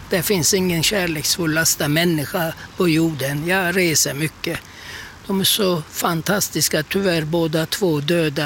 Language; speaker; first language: Swedish; non-native, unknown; Turkish